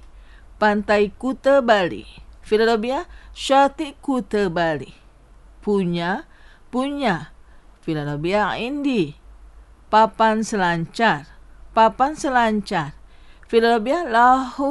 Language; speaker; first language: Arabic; non-native, fluent; Indonesian